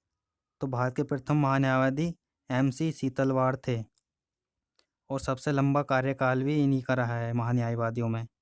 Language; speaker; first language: Hindi; native; Hindi